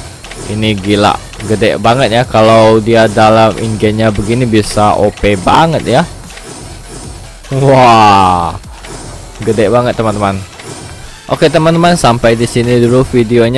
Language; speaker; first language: Indonesian; native; Indonesian